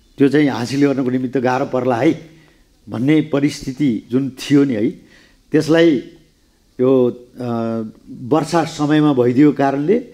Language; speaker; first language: Nepali; native; Nepali